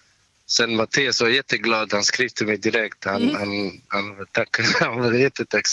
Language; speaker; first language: Swedish; non-native, learner; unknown